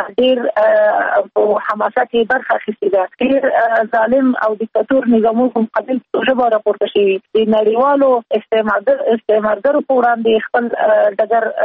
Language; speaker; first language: Pashto; native; Pashto